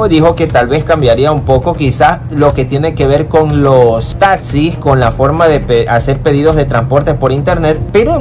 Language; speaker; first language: Spanish; native; Spanish